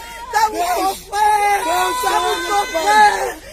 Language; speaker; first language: Portuguese; non-native, learner; Haitian Creole